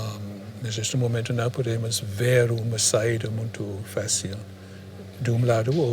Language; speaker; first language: Portuguese; non-native, fluent; English